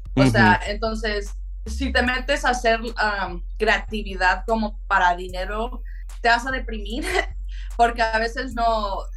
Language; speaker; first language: Spanish; early bilingual, heritage; Spanish